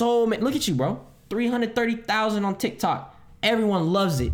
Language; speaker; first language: English; non-native, local second language; Filipino